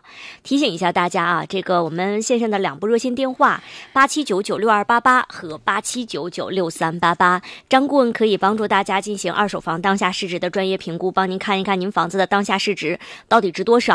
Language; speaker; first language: Chinese; native; Chinese